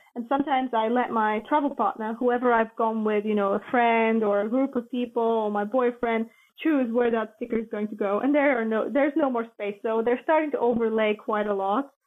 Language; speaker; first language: English; non-native, fluent; Latvian